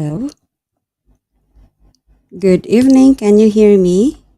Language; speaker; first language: English; non-native, fluent; Filipino